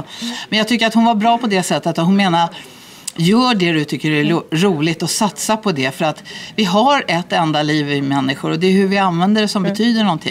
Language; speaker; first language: Swedish; native; Swedish